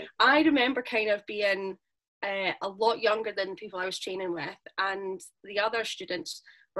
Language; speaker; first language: English; native; English